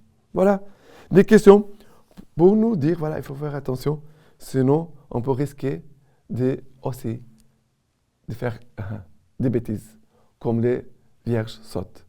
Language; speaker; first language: French; non-native, fluent; Portuguese